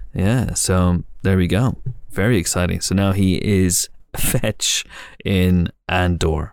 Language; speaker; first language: English; native; English